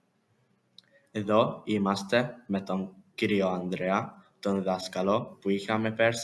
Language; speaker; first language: Greek; early bilingual, heritage; Greek